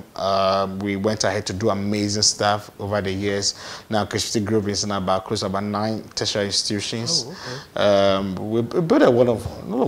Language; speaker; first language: English; non-native, local second language; Akan